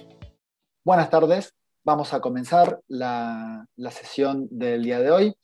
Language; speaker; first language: Spanish; native; Spanish